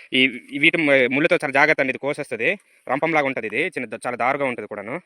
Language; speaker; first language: Telugu; non-native, local second language; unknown